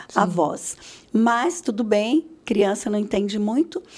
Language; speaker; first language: Portuguese; native; Portuguese